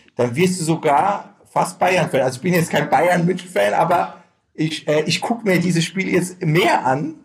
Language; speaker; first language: German; native; German